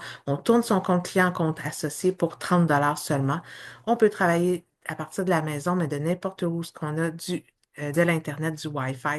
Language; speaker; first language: French; native; French